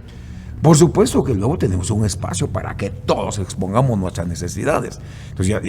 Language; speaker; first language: Spanish; native; Spanish